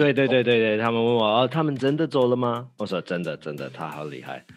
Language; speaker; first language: Chinese; non-native, learner; English